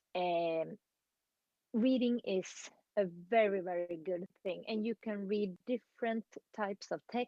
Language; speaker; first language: English; non-native, fluent; Swedish